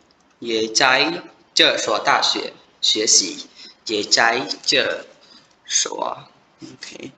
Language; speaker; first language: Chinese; non-native, fluent; Khmer